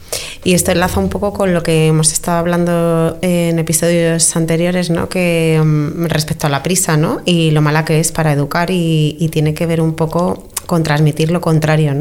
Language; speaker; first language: Spanish; native; Spanish